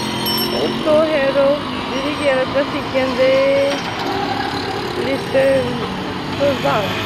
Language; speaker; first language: Swedish; non-native, fluent; Spanish